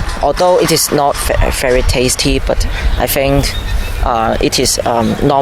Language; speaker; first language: English; non-native, learner; Cantonese